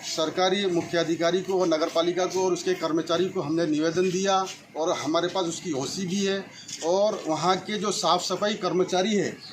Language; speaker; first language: Hindi; non-native, local second language; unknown